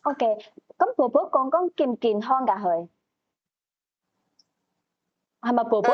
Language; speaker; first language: Cantonese; native; Cantonese